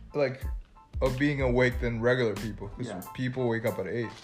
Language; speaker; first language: English; early bilingual, other home language; Spanish